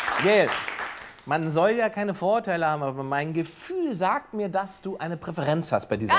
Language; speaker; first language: German; native; German